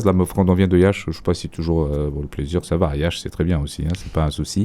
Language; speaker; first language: French; native; French